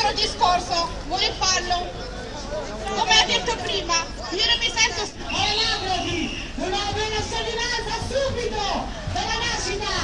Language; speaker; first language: Italian; non-native, local second language; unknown